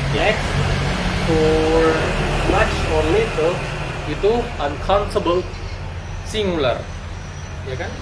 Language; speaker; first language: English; non-native, learner; Indonesian